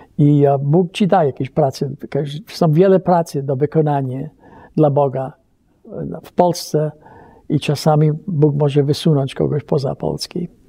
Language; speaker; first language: Polish; early bilingual, heritage; Polish